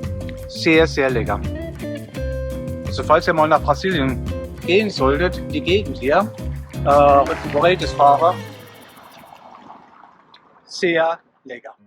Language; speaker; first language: German; native; German